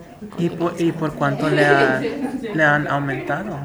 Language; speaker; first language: Spanish; early bilingual, heritage; Spanish